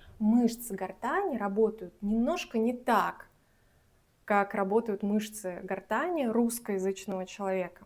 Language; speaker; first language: Russian; native; Russian